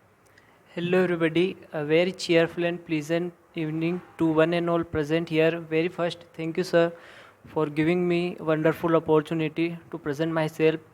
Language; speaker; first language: English; non-native, learner; Hindi